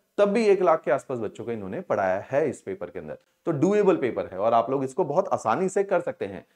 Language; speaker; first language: Hindi; non-native, local second language; Punjabi